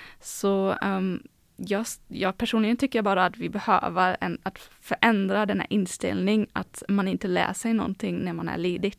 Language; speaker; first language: Swedish; non-native, fluent; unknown